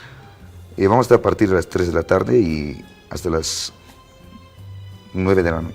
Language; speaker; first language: Spanish; non-native, local second language; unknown